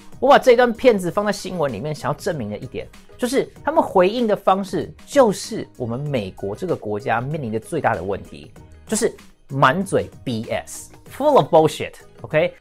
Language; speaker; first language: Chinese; early bilingual, heritage; English